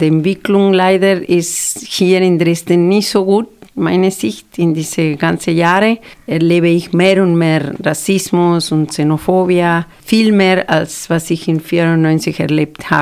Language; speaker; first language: German; non-native, fluent; Spanish